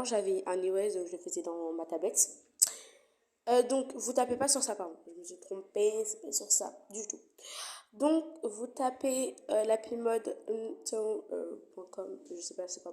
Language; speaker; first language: French; native; French